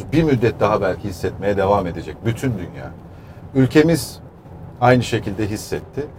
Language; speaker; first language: Turkish; native; Turkish